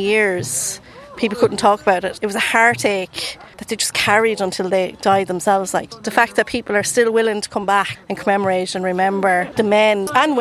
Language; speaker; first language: English; native; English